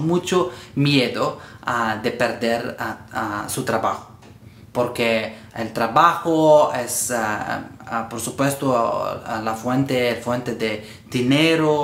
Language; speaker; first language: Spanish; non-native, learner; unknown